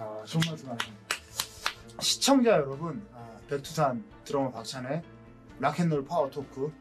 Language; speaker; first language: Korean; native; Korean